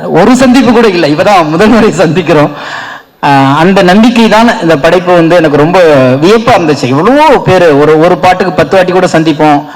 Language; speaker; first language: Tamil; native; Tamil